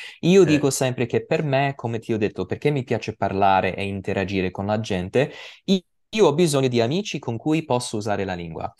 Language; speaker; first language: Italian; non-native, fluent; English